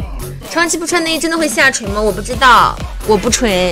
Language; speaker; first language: Chinese; native; Chinese